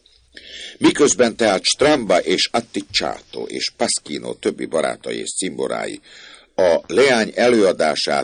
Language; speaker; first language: Hungarian; native; Hungarian